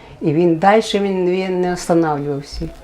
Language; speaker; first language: Ukrainian; native; Ukrainian